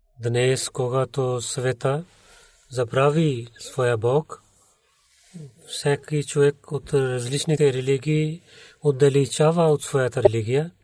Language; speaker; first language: Bulgarian; non-native, learner; Urdu